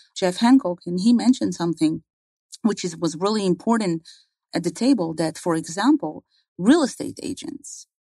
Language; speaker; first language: English; non-native, fluent; Hebrew